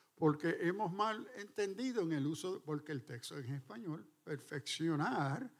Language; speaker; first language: Spanish; early bilingual, heritage; Spanish